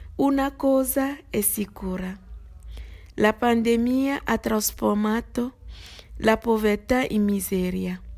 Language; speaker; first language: Italian; non-native, fluent; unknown